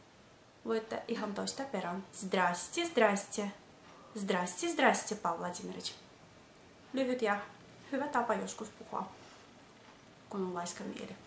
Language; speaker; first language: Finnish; non-native, fluent; Russian